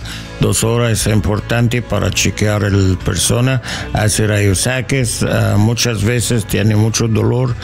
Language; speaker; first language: Spanish; non-native, learner; English